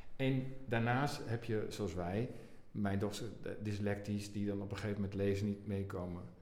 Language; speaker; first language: Dutch; native; Dutch